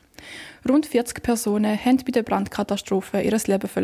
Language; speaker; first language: German; native; German